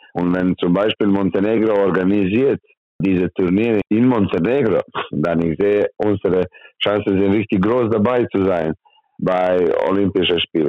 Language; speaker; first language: German; non-native, learner; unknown